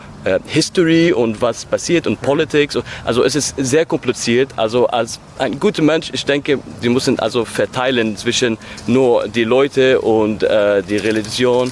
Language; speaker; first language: German; non-native, learner; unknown